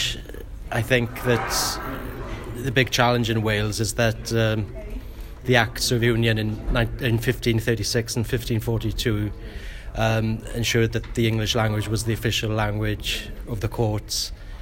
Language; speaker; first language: English; non-native, local second language; Welsh